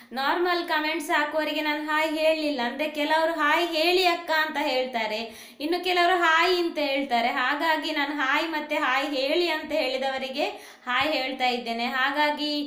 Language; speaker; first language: Kannada; non-native, local second language; Tulu